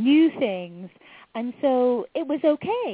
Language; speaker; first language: English; native; English